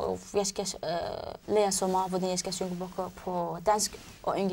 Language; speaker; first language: Danish; non-native, learner; Arabic